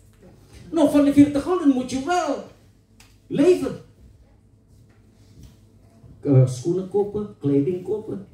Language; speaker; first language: Dutch; non-native, learner; Indonesian